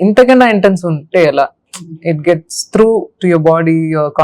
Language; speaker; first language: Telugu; non-native, learner; Tamil